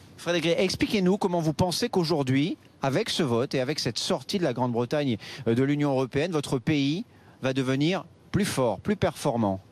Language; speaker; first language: French; native; French